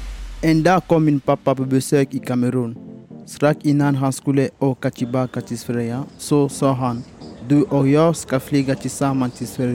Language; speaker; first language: Swedish; non-native, fluent; French